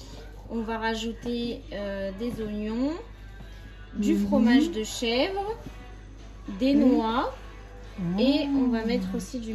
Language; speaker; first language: French; early bilingual, other home language; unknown